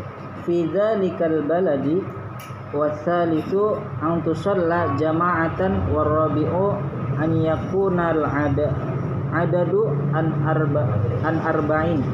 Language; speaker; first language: Arabic; non-native, learner; Indonesian